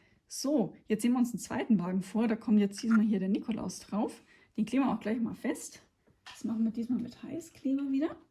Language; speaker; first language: German; native; German